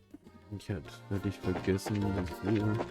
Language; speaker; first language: German; native; German